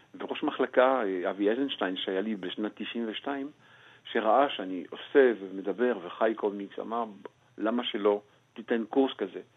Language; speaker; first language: Hebrew; non-native, fluent; French